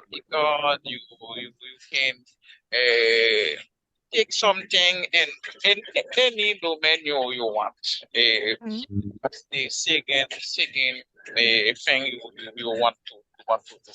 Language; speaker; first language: English; non-native, learner; Haitian Creole